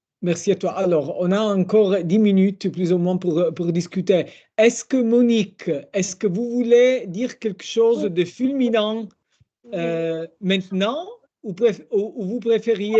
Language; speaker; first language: French; non-native, fluent; Italian